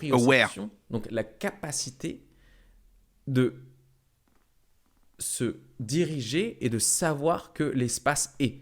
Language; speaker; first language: French; native; French